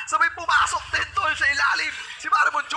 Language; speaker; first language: Filipino; native; Filipino